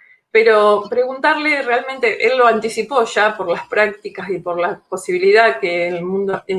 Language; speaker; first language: Spanish; native; Spanish